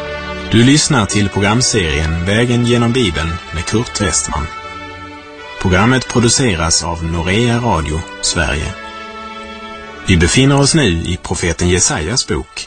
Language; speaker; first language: Swedish; native; Swedish